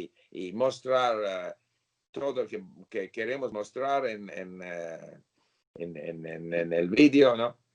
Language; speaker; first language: Spanish; non-native, fluent; English